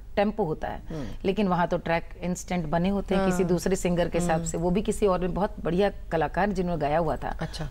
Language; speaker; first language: Hindi; native; Hindi